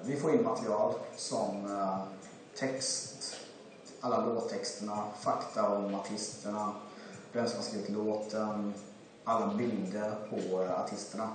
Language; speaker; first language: Swedish; native; Swedish